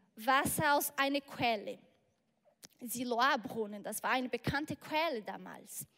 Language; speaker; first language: German; non-native, fluent; Portuguese